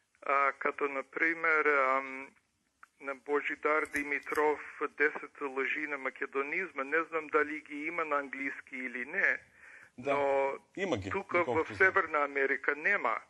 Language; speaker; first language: Bulgarian; early bilingual, heritage; English